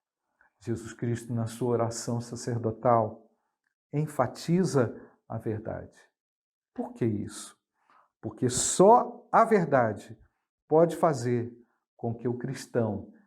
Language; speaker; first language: Portuguese; native; Portuguese